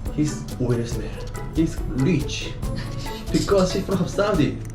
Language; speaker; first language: English; non-native, learner; Korean